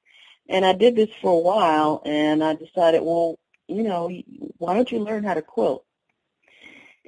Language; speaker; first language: English; native; English